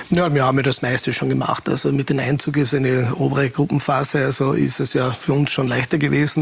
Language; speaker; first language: German; native; German